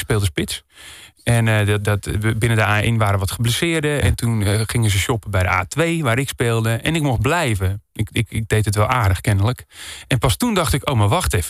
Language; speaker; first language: Dutch; native; Dutch